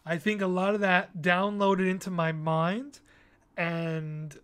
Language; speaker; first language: English; native; English